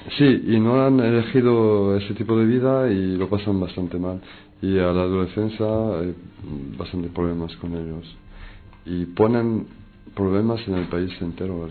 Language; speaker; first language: Spanish; non-native, fluent; French